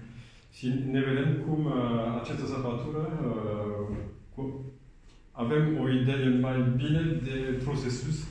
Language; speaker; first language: Romanian; non-native, learner; French